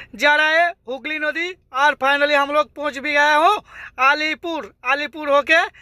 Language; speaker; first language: Hindi; non-native, local second language; Bangla